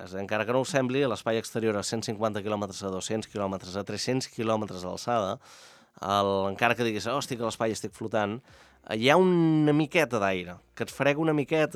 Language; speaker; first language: Catalan; native; Catalan